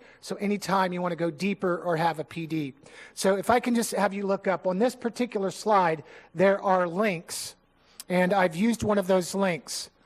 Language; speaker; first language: English; native; English